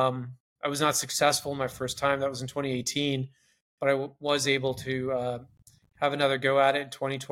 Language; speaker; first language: English; native; English